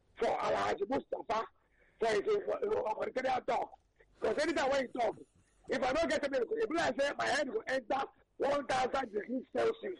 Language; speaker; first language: English; non-native, local second language; Yoruba